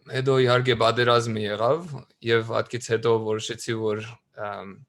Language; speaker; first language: Armenian; early bilingual, other home language; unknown